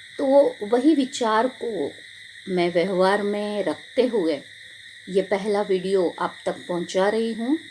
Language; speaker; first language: Hindi; non-native, local second language; Gujarati